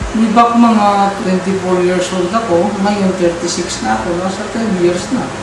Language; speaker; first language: Filipino; non-native, local second language; Cebuano